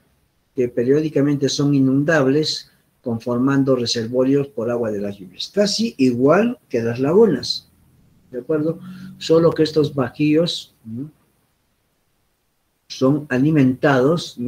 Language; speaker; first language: Spanish; native; Spanish